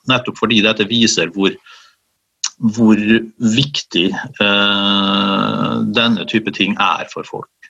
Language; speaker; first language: Norwegian; native; Norwegian